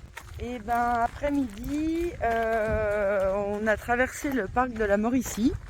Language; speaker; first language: French; native; French